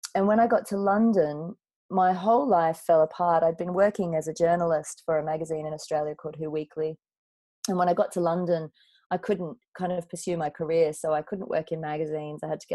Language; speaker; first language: English; native; English